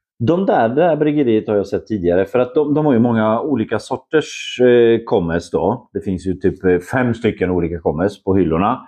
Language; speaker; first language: Swedish; non-native, fluent; Polish